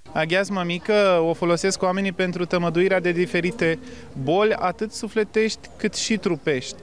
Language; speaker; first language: Romanian; native; Romanian